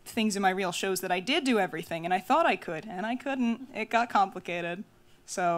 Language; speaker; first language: English; native; English